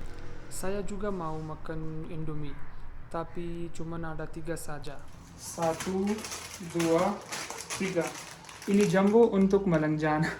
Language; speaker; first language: Indonesian; non-native, learner; Pashto